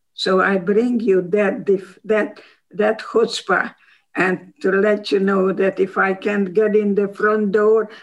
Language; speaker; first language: English; non-native, fluent; Hungarian